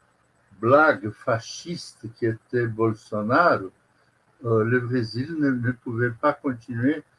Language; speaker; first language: French; non-native, fluent; Portuguese